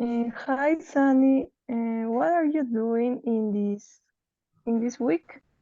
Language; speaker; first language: English; non-native, learner; Spanish